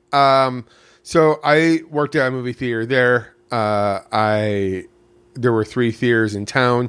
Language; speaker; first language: English; native; English